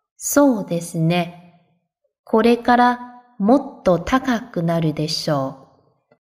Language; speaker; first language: Japanese; non-native, fluent; Chinese